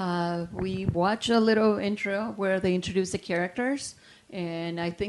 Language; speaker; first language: English; non-native, fluent; Spanish